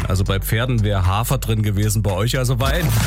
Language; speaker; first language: German; native; German